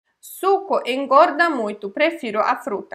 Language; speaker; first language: Portuguese; non-native, fluent; Polish